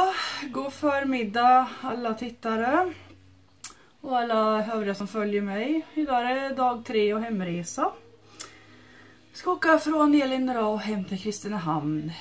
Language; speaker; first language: Swedish; native; Swedish